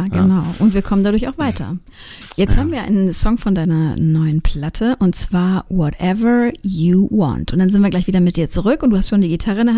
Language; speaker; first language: German; native; German